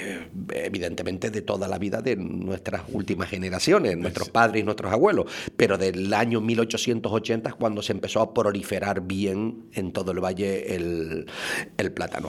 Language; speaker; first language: Spanish; native; Spanish